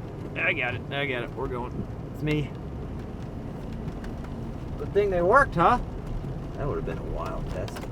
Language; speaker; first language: English; native; English